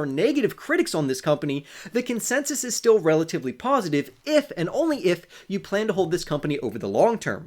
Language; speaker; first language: English; native; English